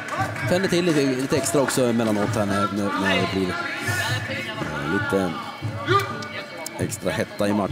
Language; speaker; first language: Swedish; native; Swedish